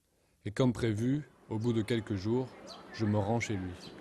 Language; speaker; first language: French; native; French